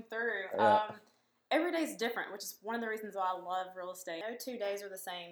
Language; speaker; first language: English; native; English